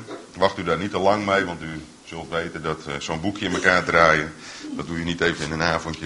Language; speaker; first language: Dutch; native; Dutch